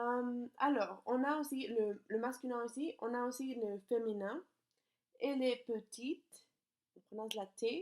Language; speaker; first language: French; non-native, fluent; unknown